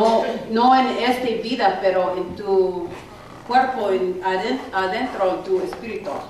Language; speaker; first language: Spanish; non-native, learner; English